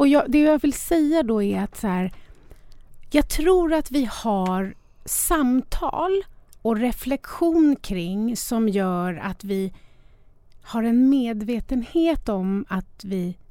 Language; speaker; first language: Swedish; native; Swedish